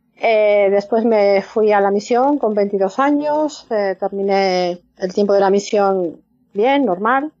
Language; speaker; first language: Spanish; native; Spanish